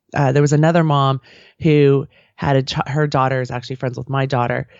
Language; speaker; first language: English; native; English